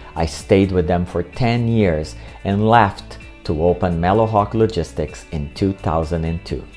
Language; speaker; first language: English; non-native, fluent; Portuguese